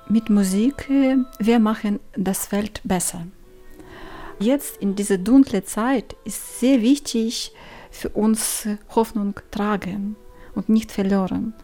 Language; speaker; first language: German; non-native, learner; Ukrainian